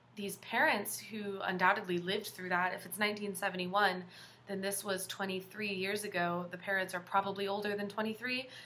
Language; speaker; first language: English; native; English